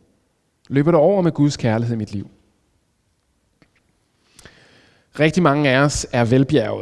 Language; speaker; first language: Danish; native; Danish